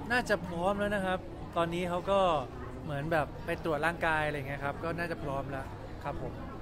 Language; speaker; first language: Thai; native; Thai